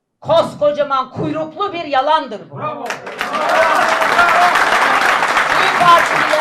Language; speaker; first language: Turkish; native; Turkish